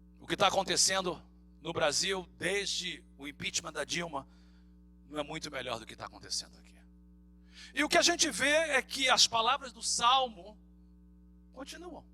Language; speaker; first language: Portuguese; native; Portuguese